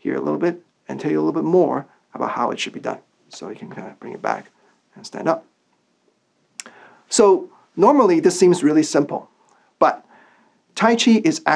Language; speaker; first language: English; non-native, local second language; Cantonese